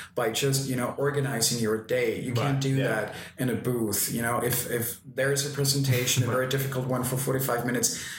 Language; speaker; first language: English; non-native, fluent; German